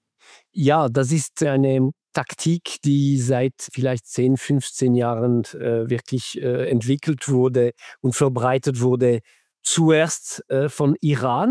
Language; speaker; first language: German; non-native, fluent; French